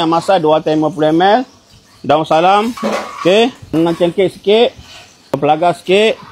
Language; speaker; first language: Malay; native; Malay